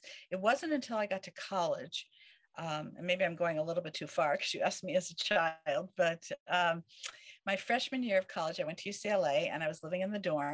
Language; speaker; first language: English; native; English